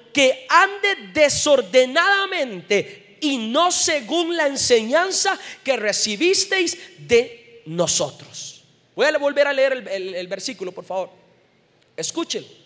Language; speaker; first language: Spanish; native; Spanish